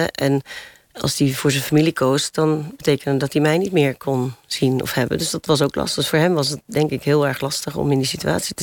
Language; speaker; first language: Dutch; native; Dutch